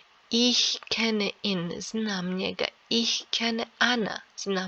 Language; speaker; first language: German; non-native, fluent; Serbian